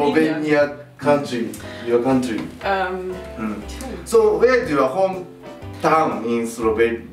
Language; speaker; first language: English; non-native, learner; Japanese